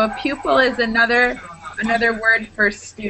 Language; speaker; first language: English; native; English